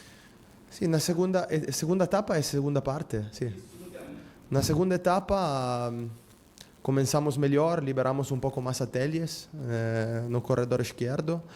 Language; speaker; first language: Portuguese; non-native, fluent; Spanish